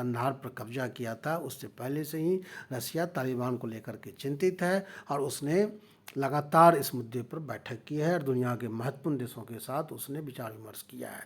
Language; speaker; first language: Hindi; native; Hindi